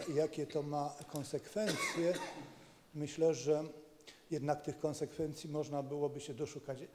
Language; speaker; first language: Polish; native; Polish